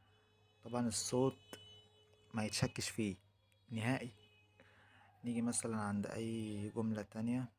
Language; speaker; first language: Arabic; native; Arabic